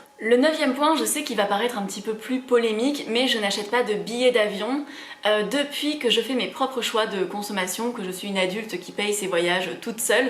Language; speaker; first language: French; native; French